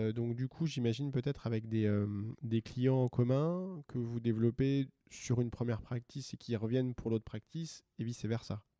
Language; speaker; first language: French; native; French